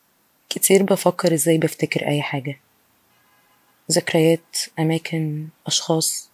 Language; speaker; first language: Arabic; native; Arabic